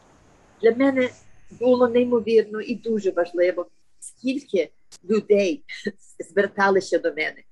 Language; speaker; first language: Ukrainian; early bilingual, heritage; Ukrainian